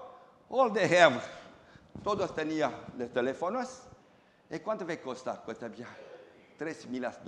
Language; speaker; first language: Spanish; non-native, learner; Romanian